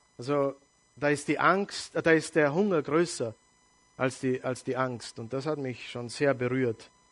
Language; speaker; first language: German; non-native, fluent; Serbian